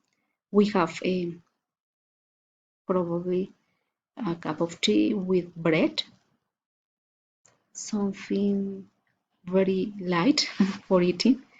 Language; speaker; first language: English; non-native, learner; Spanish